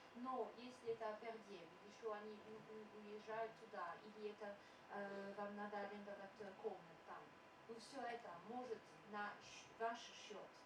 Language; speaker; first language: Russian; non-native, fluent; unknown